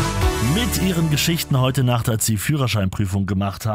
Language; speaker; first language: German; native; German